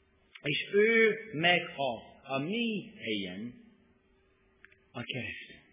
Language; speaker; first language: Hungarian; non-native, learner; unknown